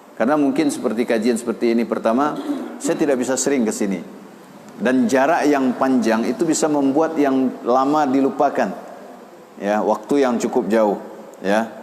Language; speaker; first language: Malay; non-native, local second language; Minangkabau